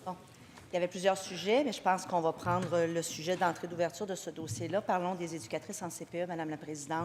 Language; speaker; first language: French; native; French